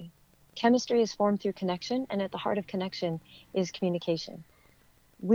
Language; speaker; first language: English; native; English